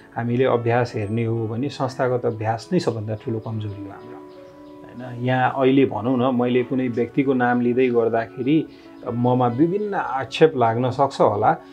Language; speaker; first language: Nepali; non-native, local second language; Maithili